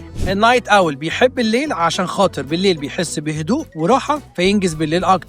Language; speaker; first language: Arabic; native; Arabic